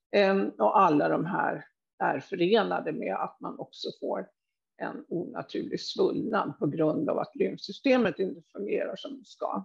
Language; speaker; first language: Swedish; native; Swedish